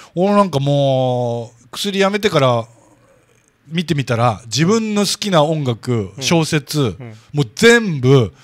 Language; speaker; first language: Japanese; native; Japanese